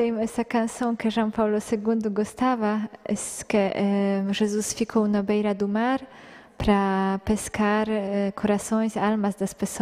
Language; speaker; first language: Portuguese; non-native, fluent; Polish